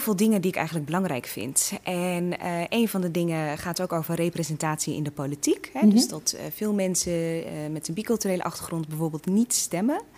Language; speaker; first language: Dutch; early bilingual, other home language; Tigrinya